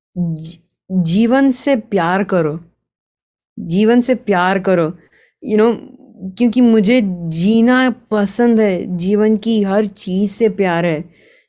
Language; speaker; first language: Hindi; early bilingual, heritage; Gujarati